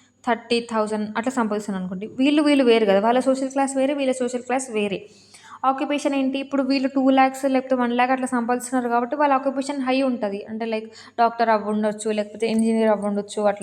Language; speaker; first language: Telugu; native; Telugu